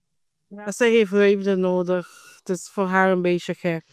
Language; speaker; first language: Dutch; non-native, fluent; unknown